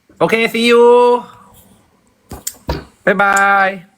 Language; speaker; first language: English; non-native, learner; Thai